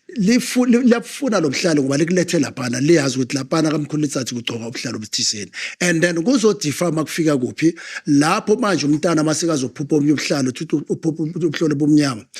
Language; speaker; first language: Zulu; native; Zulu